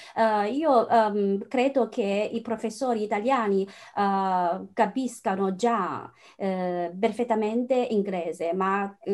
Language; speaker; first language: Italian; non-native, fluent; Chinese